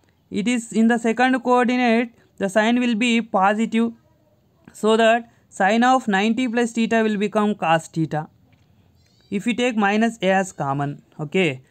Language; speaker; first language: English; non-native, local second language; Telugu